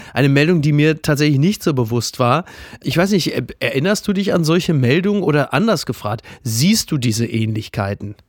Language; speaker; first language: German; native; German